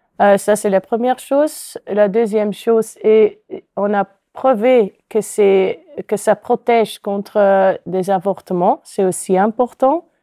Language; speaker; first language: French; non-native, local second language; Dutch